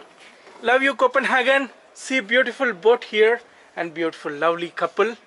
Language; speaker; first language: English; non-native, local second language; Telugu